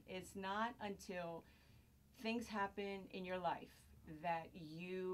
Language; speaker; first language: English; non-native, fluent; Greek